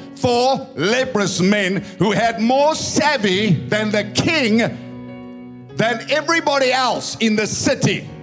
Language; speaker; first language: English; non-native, local second language; Afrikaans